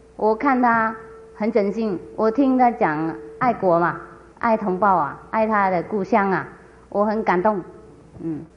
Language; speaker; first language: Chinese; non-native, fluent; Vietnamese